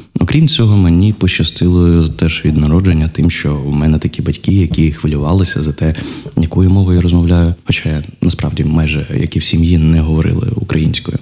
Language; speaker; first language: Ukrainian; non-native, local second language; Russian